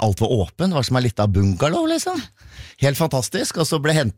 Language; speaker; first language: Norwegian; native; Norwegian